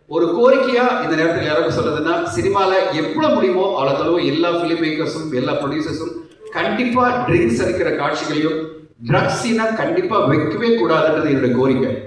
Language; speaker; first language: Tamil; native; Tamil